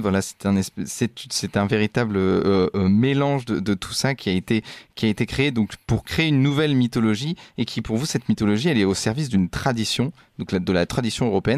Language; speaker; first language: French; native; French